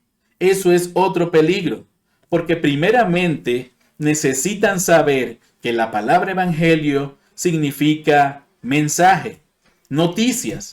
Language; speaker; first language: Spanish; non-native, fluent; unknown